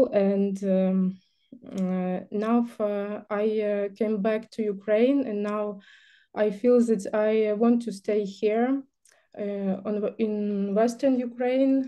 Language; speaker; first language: English; non-native, learner; Ukrainian